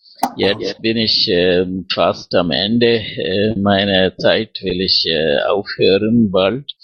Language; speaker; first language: German; non-native, fluent; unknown